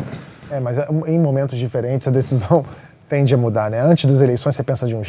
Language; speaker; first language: Portuguese; native; Portuguese